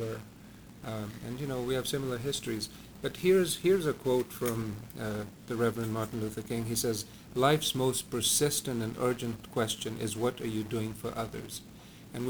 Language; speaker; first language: English; non-native, local second language; Punjabi